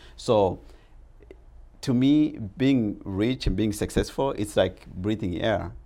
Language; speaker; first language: English; non-native, local second language; Rundi